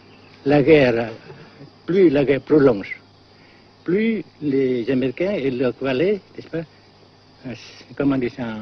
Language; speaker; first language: French; non-native, fluent; Vietnamese